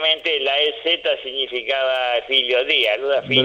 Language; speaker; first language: Italian; non-native, fluent; Spanish